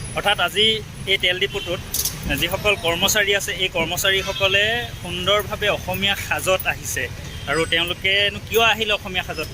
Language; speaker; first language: Assamese; native; Assamese